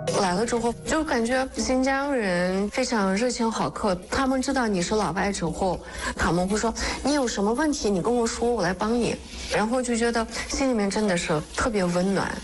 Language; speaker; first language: Chinese; non-native, fluent; Kyrgyz